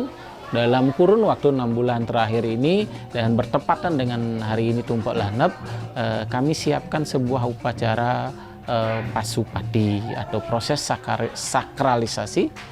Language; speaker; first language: Indonesian; native; Indonesian